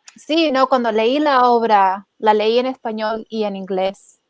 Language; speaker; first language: Spanish; early bilingual, heritage; Spanish